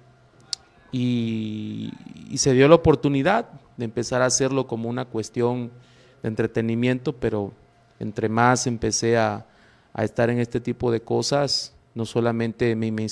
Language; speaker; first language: Spanish; native; Spanish